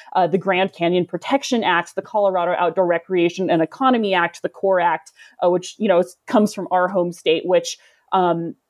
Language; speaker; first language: English; native; English